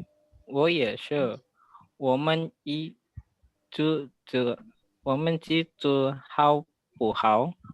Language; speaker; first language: Chinese; non-native, learner; Indonesian